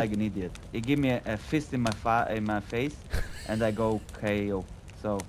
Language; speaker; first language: English; non-native, fluent; Italian